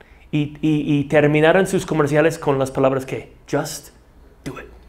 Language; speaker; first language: Spanish; non-native, fluent; English